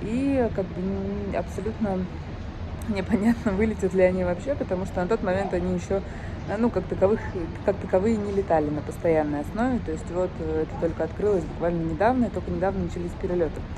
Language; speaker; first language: Russian; native; Russian